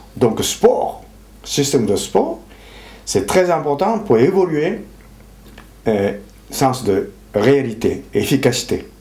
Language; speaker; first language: French; non-native, fluent; Japanese